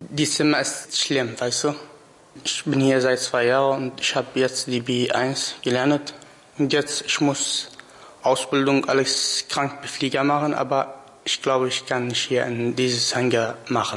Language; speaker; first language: German; non-native, learner; Arabic